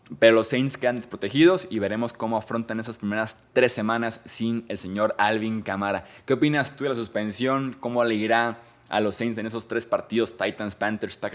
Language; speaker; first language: Spanish; native; Spanish